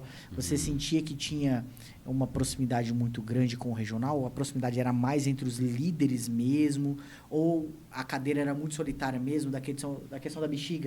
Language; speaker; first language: Portuguese; native; Portuguese